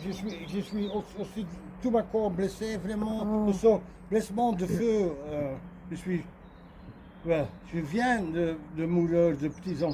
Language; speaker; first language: French; non-native, learner; Dutch